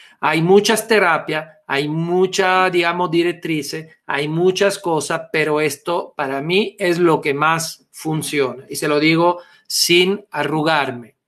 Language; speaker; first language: Spanish; non-native, fluent; Italian